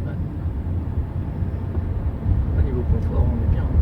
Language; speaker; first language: French; native; French